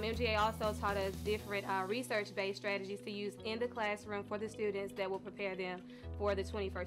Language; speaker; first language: English; native; English